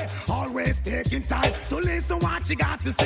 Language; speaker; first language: English; non-native, fluent; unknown